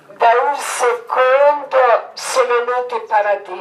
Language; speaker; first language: Italian; non-native, learner; Croatian